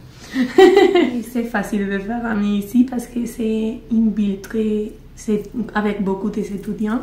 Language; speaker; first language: French; non-native, learner; Spanish